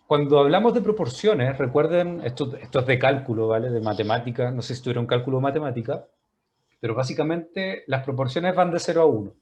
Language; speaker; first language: Spanish; native; Spanish